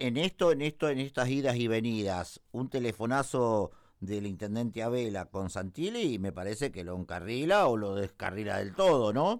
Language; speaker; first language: Spanish; native; Spanish